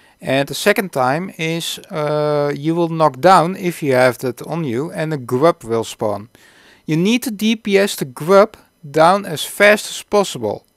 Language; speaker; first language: English; non-native, fluent; Dutch